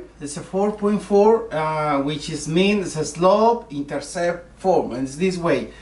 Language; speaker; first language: English; non-native, learner; Spanish